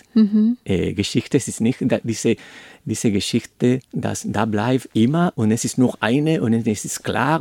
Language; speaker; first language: German; non-native, learner; Spanish